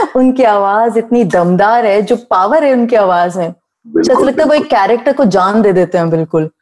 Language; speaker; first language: Hindi; native; Hindi